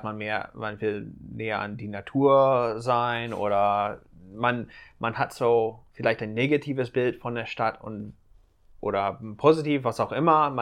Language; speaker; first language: German; non-native, fluent; English